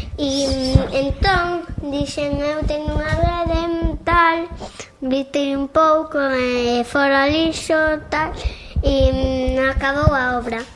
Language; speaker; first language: Galician; non-native, local second language; Spanish